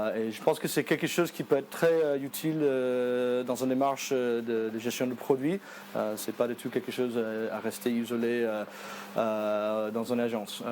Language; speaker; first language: French; non-native, fluent; English